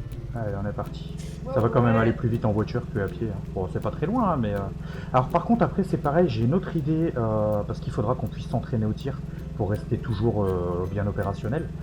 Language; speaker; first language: French; native; French